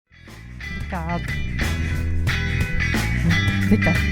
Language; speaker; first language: Portuguese; native; Portuguese